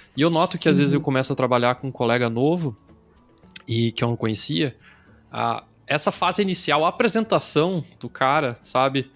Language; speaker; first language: Portuguese; native; Portuguese